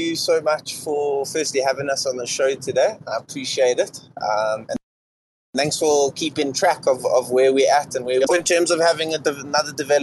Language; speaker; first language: English; native; English